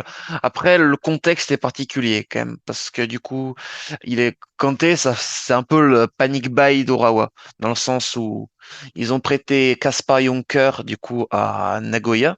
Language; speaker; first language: French; native; French